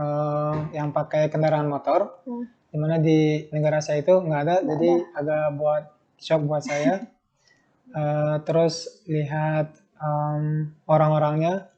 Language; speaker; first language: Indonesian; non-native, fluent; Turkmen